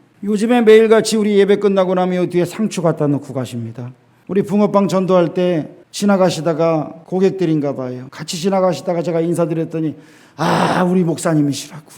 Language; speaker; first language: Korean; native; Korean